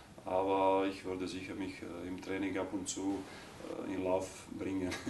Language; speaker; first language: German; non-native, learner; Croatian